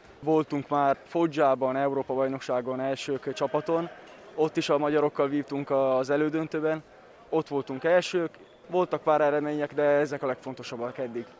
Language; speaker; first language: Hungarian; early bilingual, heritage; Hungarian